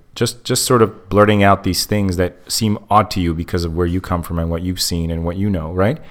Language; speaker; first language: English; native; English